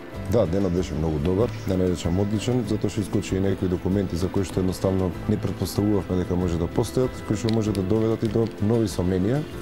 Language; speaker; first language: Macedonian; native; Macedonian